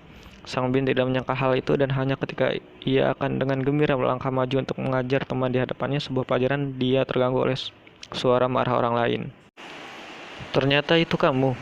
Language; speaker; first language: Indonesian; native; Indonesian